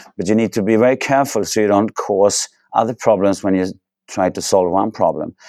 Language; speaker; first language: English; non-native, fluent; Swedish